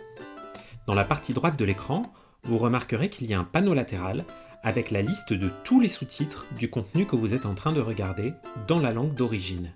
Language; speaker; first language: French; native; French